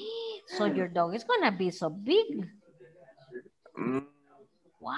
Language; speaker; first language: English; non-native, fluent; Spanish